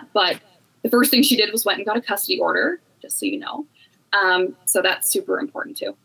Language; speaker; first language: English; native; English